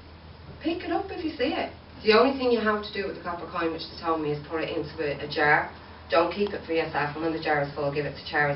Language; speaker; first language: English; native; English